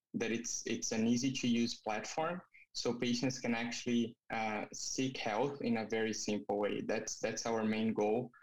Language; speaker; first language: English; non-native, fluent; Portuguese